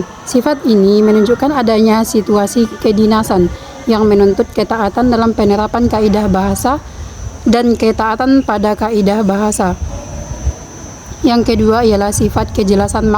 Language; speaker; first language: Indonesian; native; Indonesian